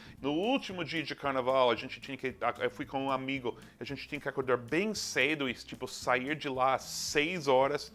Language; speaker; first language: Portuguese; non-native, fluent; English